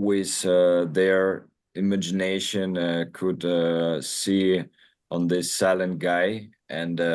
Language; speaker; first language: English; non-native, learner; Russian